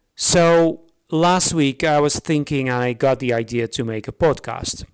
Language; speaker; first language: English; non-native, fluent; Dutch